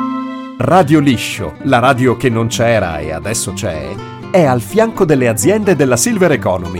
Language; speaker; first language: Italian; native; Italian